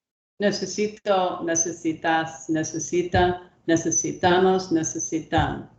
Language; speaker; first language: Spanish; non-native, learner; English